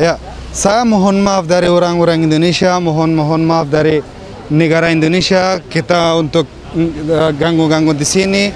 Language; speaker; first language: Indonesian; early bilingual, other home language; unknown